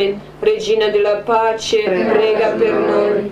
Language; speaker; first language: Italian; non-native, learner; Croatian